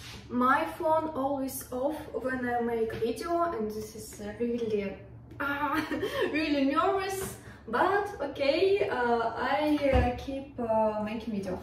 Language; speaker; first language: English; non-native, learner; Russian